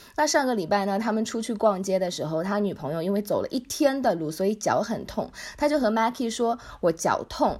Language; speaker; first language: Chinese; native; Chinese